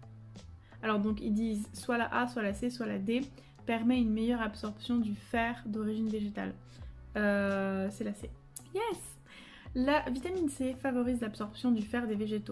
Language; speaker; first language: French; native; French